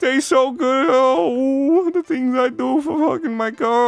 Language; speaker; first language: English; native; English